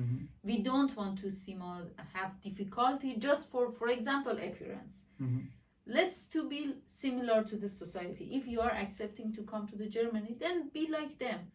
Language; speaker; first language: English; non-native, learner; Persian